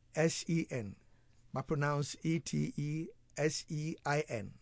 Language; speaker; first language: English; non-native, local second language; Akan